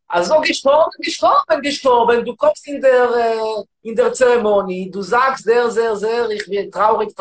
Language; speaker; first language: German; non-native, learner; Hebrew